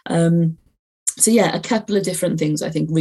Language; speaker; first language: English; native; English